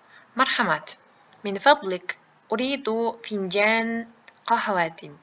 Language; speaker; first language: Arabic; non-native, fluent; Uzbek